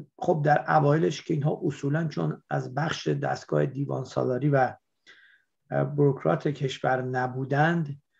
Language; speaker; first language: Persian; native; Persian